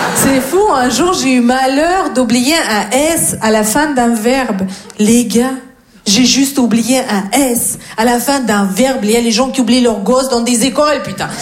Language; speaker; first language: French; non-native, fluent; Russian